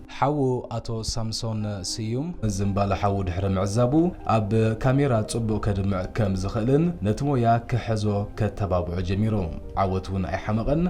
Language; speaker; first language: Tigrinya; native; Tigrinya